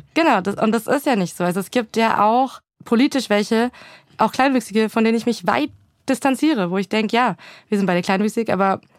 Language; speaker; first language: German; native; German